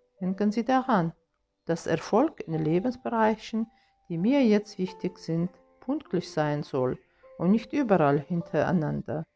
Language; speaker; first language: German; non-native, fluent; Russian